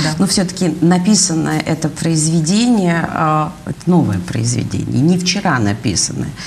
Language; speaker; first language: Russian; native; Russian